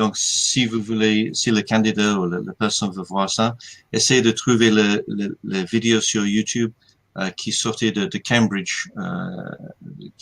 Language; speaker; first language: French; non-native, fluent; English